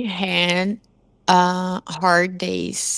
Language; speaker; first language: English; non-native, learner; Portuguese